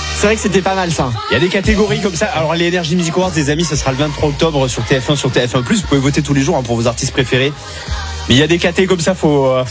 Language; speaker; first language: French; native; French